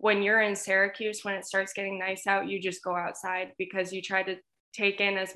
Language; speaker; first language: English; native; English